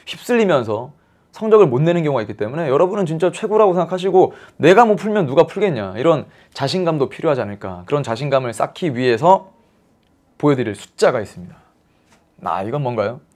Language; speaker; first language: Korean; native; Korean